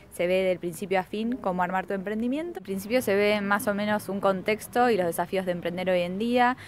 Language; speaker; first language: Spanish; native; Spanish